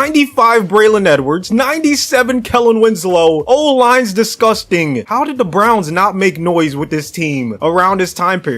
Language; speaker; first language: English; native; English